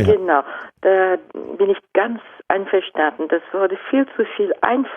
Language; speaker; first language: German; non-native, fluent; Japanese